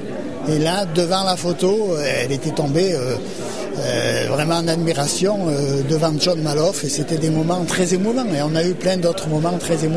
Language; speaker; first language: French; native; French